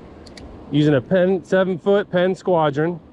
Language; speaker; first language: English; native; English